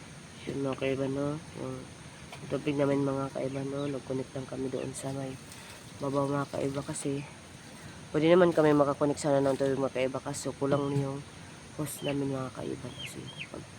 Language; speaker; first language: Filipino; non-native, local second language; Cebuano